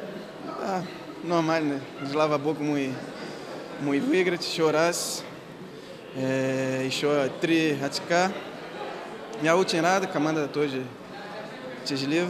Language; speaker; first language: Russian; non-native, learner; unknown